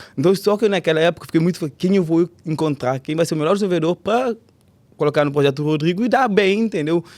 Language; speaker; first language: Portuguese; non-native, local second language; Kabuverdianu